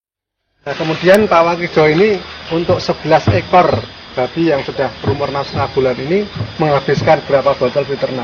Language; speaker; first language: Indonesian; native; Indonesian